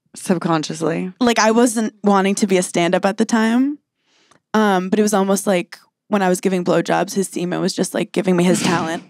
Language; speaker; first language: English; native; English